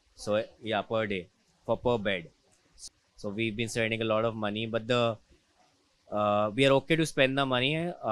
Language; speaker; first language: English; non-native, local second language; Hindi